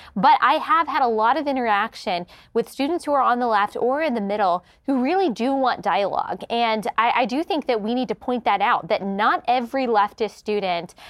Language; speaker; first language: English; native; English